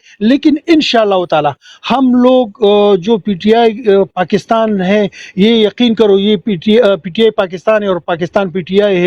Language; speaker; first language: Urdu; non-native, local second language; Pashto